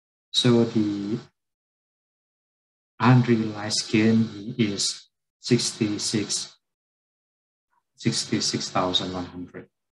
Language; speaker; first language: English; non-native, fluent; Indonesian